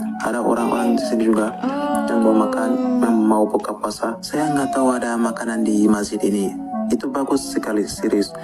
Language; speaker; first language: Indonesian; non-native, learner; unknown